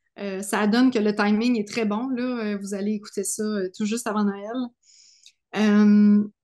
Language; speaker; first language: French; native; French